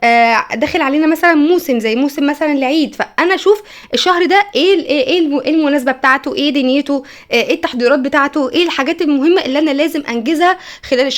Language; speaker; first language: Arabic; native; Arabic